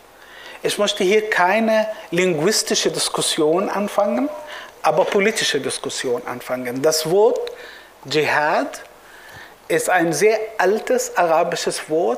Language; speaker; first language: German; non-native, fluent; Arabic